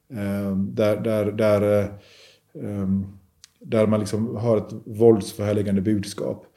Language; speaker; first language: Swedish; early bilingual, other home language; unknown